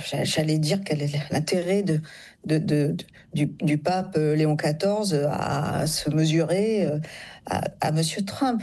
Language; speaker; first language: French; native; French